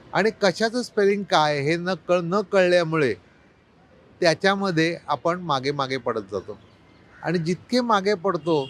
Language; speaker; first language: Marathi; native; Marathi